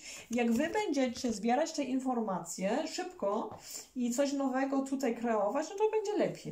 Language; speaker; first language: Polish; early bilingual, heritage; German